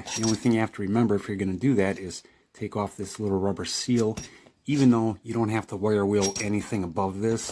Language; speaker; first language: English; native; English